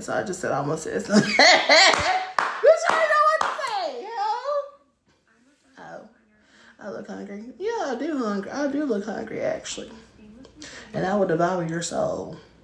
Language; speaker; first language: English; native; English